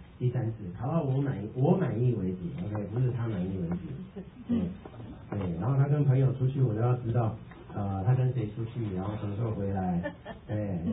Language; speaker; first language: Chinese; early bilingual, heritage; Chinese